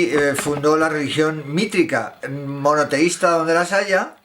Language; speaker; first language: Spanish; native; Spanish